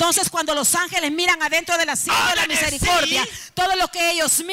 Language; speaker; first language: Spanish; native; Spanish